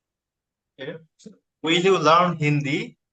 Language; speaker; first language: English; non-native, learner; Bangla